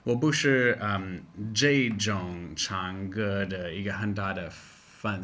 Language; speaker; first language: Chinese; non-native, fluent; English